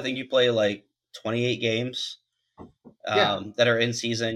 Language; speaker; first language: English; native; English